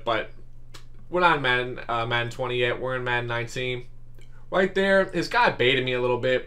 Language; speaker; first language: English; native; English